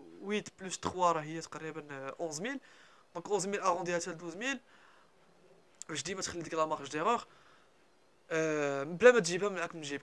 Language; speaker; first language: Arabic; native; Arabic